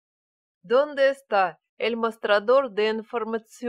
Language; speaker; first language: Spanish; non-native, learner; Russian